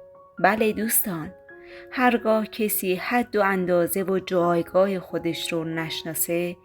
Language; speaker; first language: Persian; native; Persian